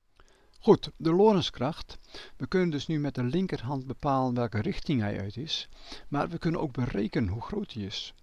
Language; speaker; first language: Dutch; native; Dutch